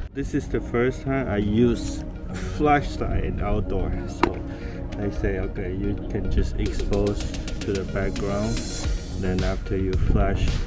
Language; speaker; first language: English; non-native, fluent; Chinese